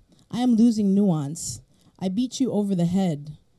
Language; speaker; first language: English; early bilingual, other home language; Spanish